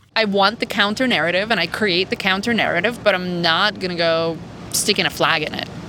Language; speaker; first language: English; early bilingual, other home language; Russian